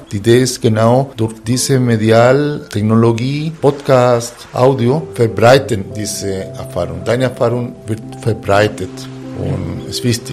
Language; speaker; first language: German; non-native, learner; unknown